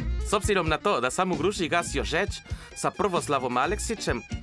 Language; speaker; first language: Croatian; non-native, fluent; Spanish